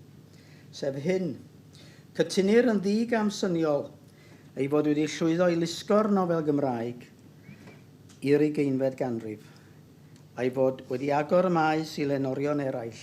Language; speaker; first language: Welsh; native; Welsh